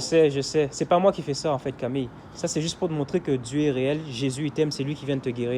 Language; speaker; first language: French; native; French